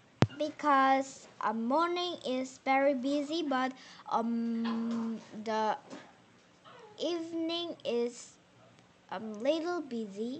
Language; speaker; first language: English; non-native, learner; Korean